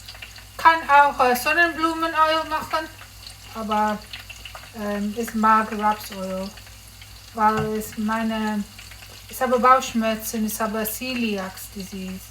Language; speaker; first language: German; non-native, learner; English